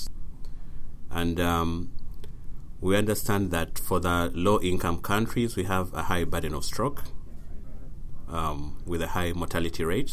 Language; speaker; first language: English; non-native, local second language; Ganda